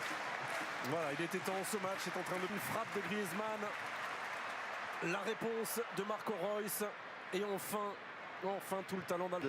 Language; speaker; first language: French; native; French